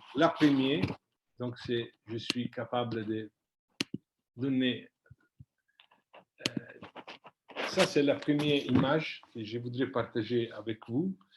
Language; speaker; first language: French; non-native, fluent; Italian